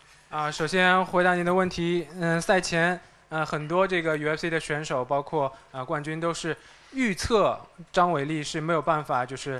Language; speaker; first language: Chinese; native; Chinese